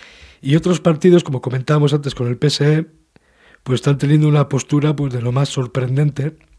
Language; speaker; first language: Spanish; native; Spanish